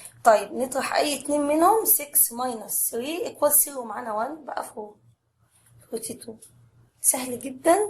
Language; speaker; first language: Arabic; native; Arabic